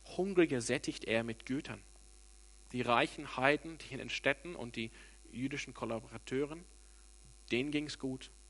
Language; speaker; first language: German; non-native, fluent; English